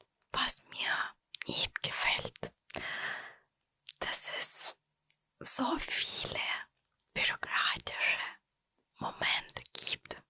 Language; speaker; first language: German; non-native, fluent; Russian